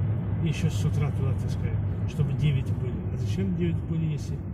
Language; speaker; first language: Russian; non-native, learner; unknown